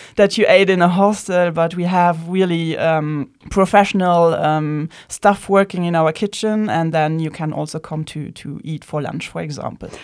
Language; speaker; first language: English; non-native, fluent; Luxembourgish